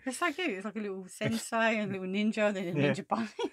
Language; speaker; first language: English; native; English